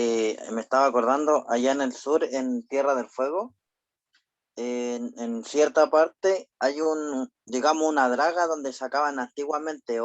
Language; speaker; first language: Spanish; native; Spanish